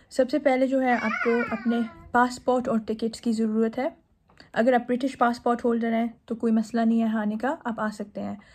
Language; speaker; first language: Urdu; native; Urdu